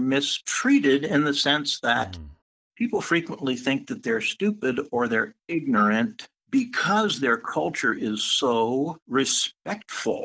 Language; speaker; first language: English; native; English